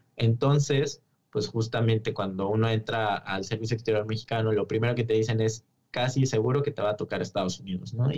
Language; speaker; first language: Spanish; native; Spanish